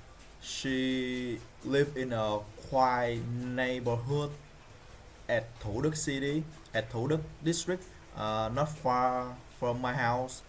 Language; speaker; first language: English; non-native, learner; Vietnamese